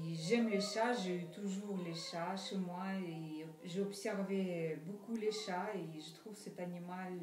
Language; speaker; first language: French; non-native, fluent; Russian